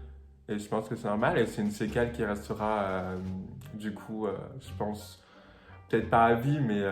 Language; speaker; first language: French; native; French